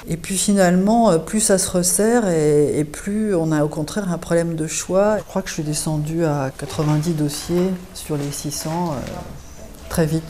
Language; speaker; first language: French; native; French